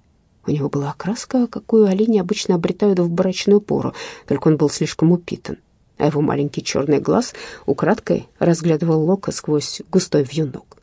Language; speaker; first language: Russian; native; Russian